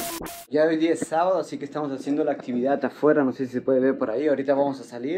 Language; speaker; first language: Spanish; native; Spanish